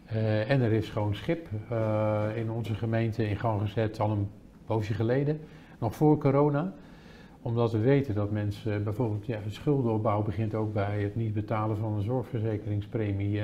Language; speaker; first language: Dutch; native; Dutch